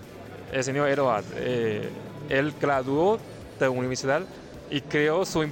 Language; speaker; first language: Spanish; non-native, learner; Chinese